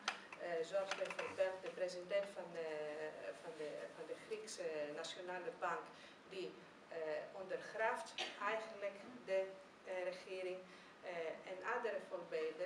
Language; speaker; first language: Dutch; non-native, fluent; Greek